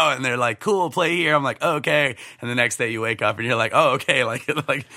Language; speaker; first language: English; native; English